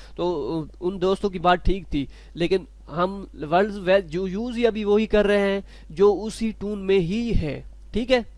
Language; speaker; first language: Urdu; non-native, local second language; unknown